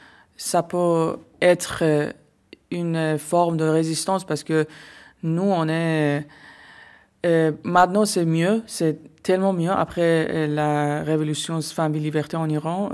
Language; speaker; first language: French; non-native, learner; Persian